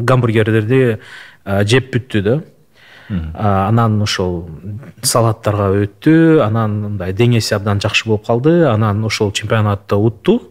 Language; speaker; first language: Kyrgyz; non-native, local second language; Russian